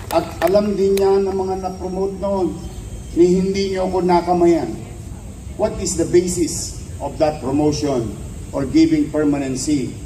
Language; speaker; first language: Filipino; native; Filipino